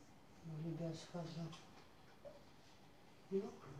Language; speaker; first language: Turkish; non-native, learner; Russian